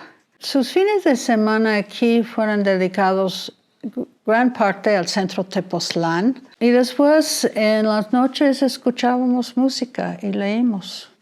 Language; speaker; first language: Spanish; non-native, fluent; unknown